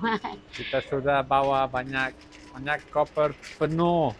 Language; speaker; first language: Indonesian; non-native, learner; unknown